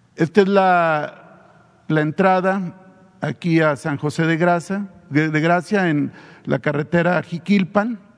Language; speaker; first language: Spanish; native; Spanish